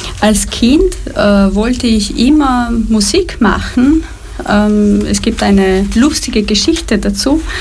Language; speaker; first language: German; non-native, fluent; Romanian